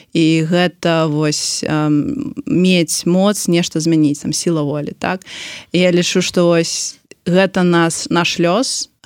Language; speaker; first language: Belarusian; non-native, local second language; Russian